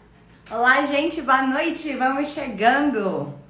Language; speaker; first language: Portuguese; native; Portuguese